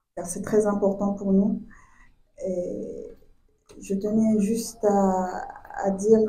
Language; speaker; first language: French; non-native, local second language; Arabic